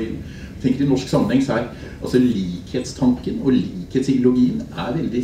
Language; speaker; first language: Norwegian; native; Norwegian